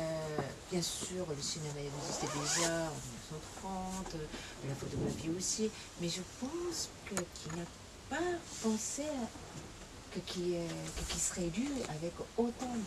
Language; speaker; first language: French; non-native, fluent; Japanese